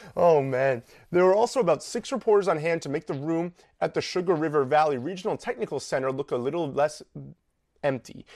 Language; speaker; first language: English; native; English